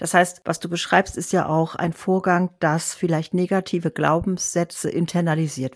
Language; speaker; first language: German; native; German